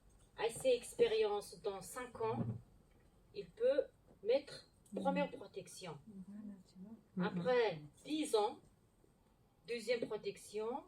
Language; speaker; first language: French; non-native, learner; Mongolian